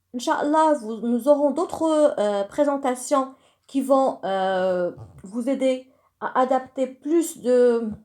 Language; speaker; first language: French; non-native, local second language; Arabic